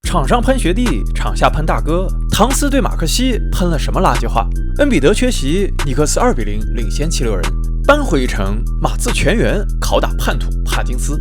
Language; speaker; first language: Chinese; native; Chinese